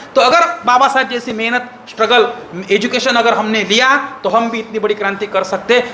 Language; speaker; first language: Hindi; non-native, local second language; Marathi